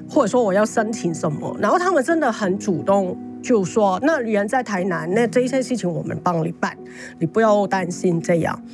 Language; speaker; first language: Chinese; non-native, fluent; Cantonese